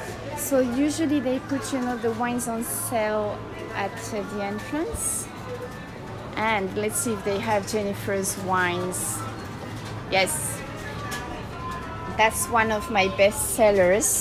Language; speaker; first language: English; non-native, fluent; French